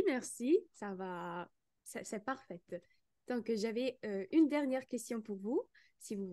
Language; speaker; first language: French; non-native, fluent; Italian